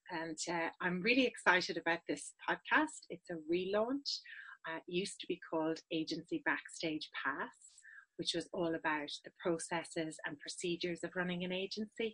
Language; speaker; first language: English; native; English